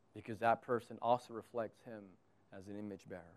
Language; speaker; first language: English; native; English